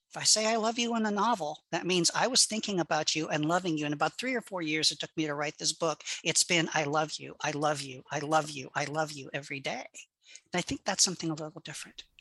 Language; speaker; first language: English; early bilingual, other home language; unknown